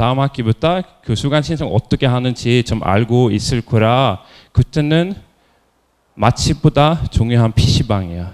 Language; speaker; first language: Korean; non-native, fluent; Norwegian